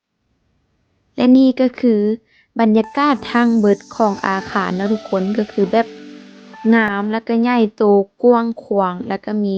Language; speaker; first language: Thai; non-native, local second language; Lao